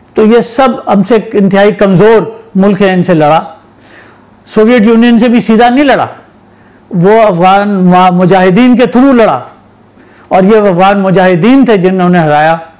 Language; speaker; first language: Urdu; native; Urdu